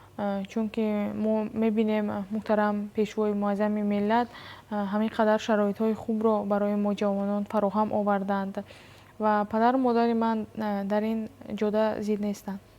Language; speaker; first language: Tajik; native; Tajik